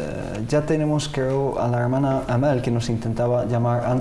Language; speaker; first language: Spanish; native; Spanish